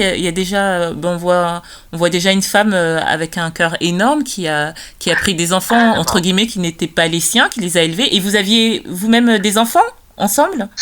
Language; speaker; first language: French; native; French